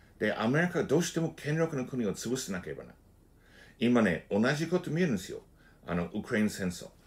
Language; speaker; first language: Japanese; non-native, fluent; English